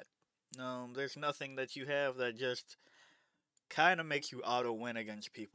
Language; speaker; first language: English; native; English